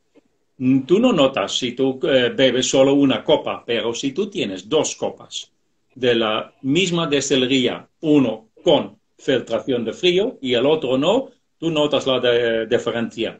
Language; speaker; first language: Spanish; non-native, fluent; Dutch